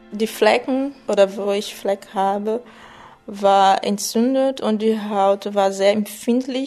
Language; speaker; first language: German; non-native, fluent; Portuguese